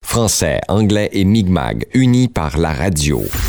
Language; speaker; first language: French; native; French